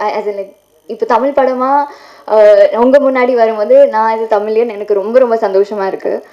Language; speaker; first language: Tamil; non-native, fluent; Telugu